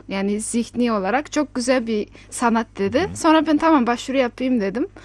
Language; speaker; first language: Turkish; non-native, fluent; Mongolian